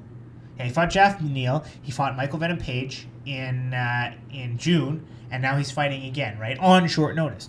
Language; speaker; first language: English; native; English